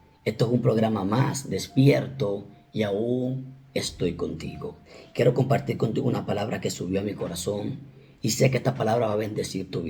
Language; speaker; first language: Spanish; native; Spanish